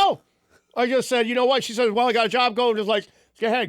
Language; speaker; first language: English; native; English